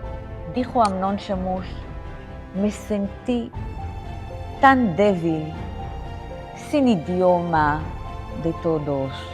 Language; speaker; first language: Spanish; non-native, fluent; Hebrew